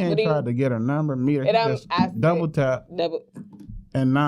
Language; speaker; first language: English; native; English